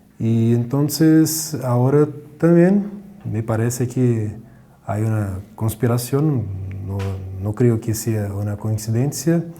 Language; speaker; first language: Spanish; non-native, learner; Portuguese